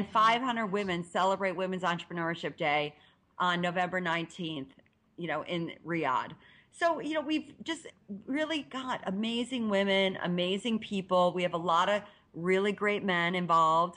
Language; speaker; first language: English; native; English